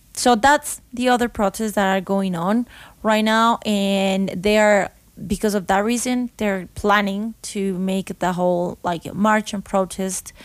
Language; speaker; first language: English; non-native, learner; Spanish